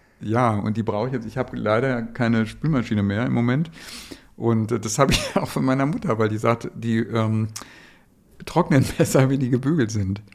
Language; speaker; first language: German; native; German